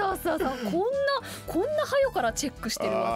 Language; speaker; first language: Japanese; native; Japanese